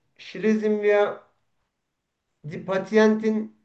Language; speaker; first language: German; non-native, learner; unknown